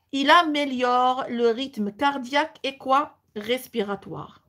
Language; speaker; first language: French; non-native, local second language; Arabic